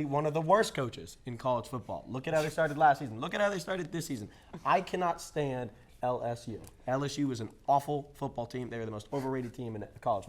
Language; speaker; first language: English; native; English